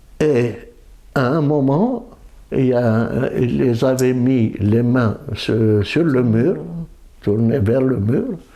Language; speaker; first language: French; non-native, local second language; Kabyle